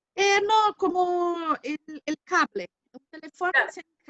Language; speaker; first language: Spanish; non-native, fluent; Portuguese